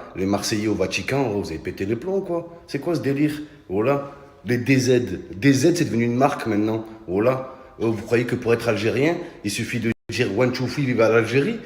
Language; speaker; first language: French; early bilingual, other home language; Arabic